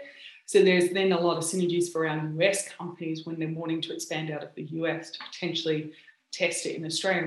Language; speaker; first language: English; native; English